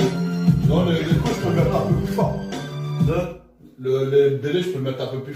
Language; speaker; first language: French; native; French